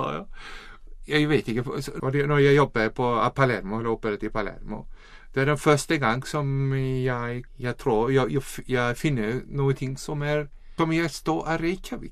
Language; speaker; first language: Swedish; non-native, learner; Icelandic